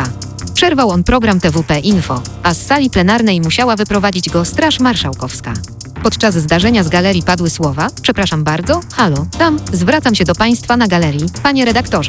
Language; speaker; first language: Polish; native; Polish